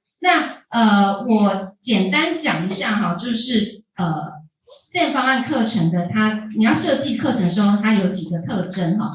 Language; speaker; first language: Chinese; native; Chinese